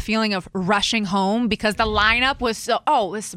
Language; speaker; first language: English; native; English